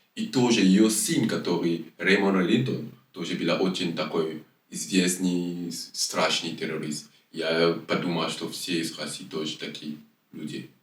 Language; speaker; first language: Russian; non-native, fluent; French